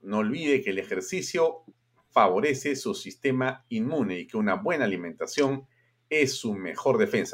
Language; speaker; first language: Spanish; native; Spanish